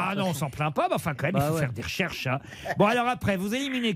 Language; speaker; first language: French; native; French